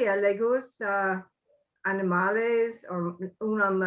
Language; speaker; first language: Spanish; non-native, learner; English